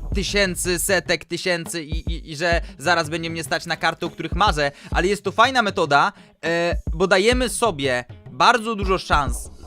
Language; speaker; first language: Polish; native; Polish